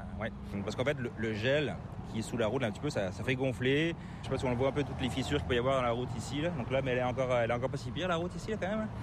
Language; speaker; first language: French; native; French